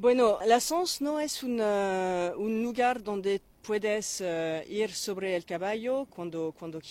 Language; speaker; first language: Spanish; non-native, fluent; French